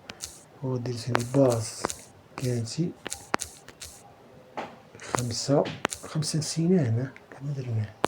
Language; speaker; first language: Arabic; native; Arabic